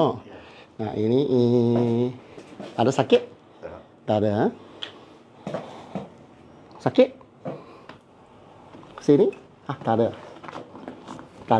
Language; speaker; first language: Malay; non-native, local second language; Cantonese